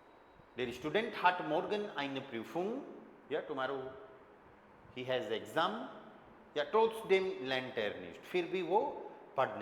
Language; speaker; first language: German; non-native, fluent; Hindi